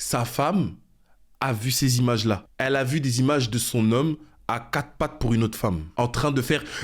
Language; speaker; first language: French; native; French